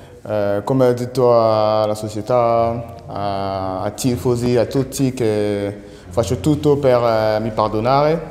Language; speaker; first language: Italian; non-native, learner; French